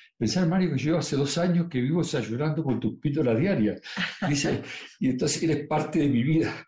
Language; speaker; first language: Spanish; native; Spanish